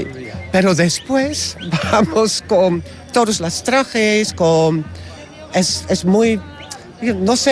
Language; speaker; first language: Spanish; non-native, learner; Dutch